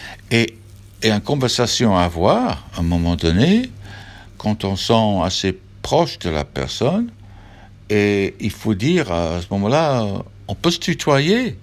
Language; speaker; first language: French; non-native, fluent; English